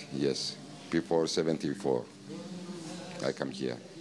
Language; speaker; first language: English; non-native, learner; Greek